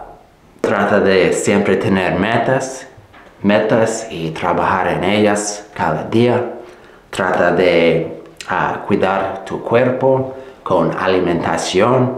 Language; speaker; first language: Spanish; non-native, fluent; English